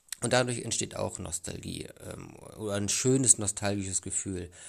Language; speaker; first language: German; native; German